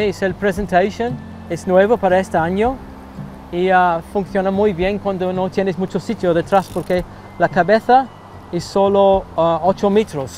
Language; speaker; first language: Spanish; non-native, learner; English